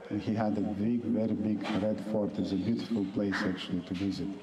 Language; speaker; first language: English; non-native, fluent; Romanian